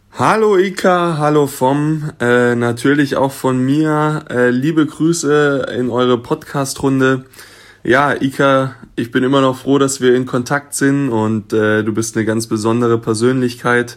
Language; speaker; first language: German; native; German